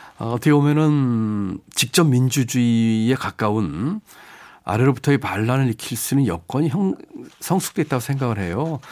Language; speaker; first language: Korean; native; Korean